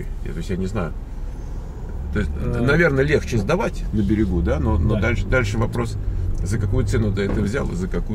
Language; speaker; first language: Russian; native; Russian